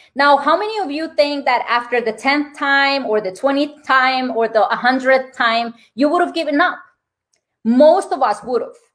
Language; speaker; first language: English; non-native, fluent; Spanish